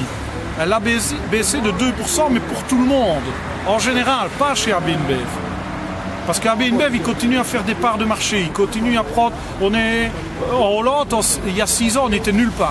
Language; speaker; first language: French; native; French